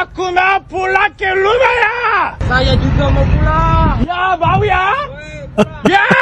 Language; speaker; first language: Indonesian; non-native, learner; Korean